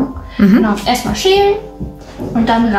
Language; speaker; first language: German; native; German